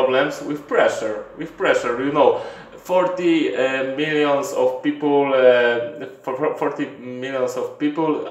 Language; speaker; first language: English; non-native, learner; Polish